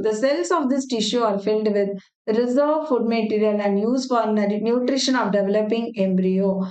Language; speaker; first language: English; non-native, local second language; Tamil